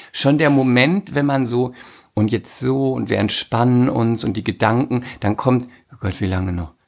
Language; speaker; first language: German; native; German